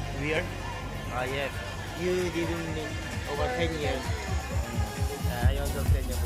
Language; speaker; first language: English; non-native, learner; Korean